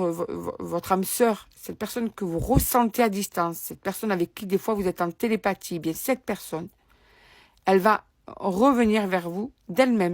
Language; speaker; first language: French; native; French